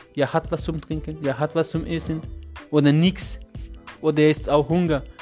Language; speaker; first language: German; non-native, learner; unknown